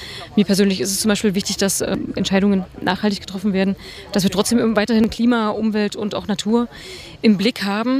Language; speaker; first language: German; native; German